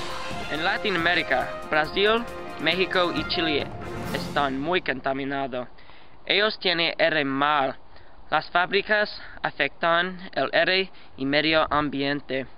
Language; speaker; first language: Spanish; non-native, learner; English